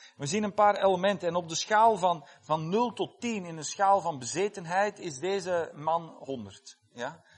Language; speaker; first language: Dutch; non-native, fluent; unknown